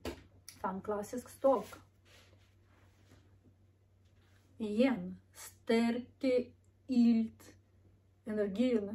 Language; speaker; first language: Norwegian; non-native, learner; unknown